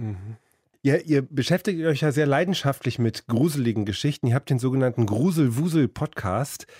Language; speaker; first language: German; native; German